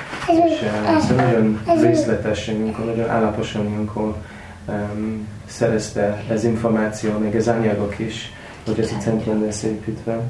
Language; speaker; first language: Hungarian; non-native, learner; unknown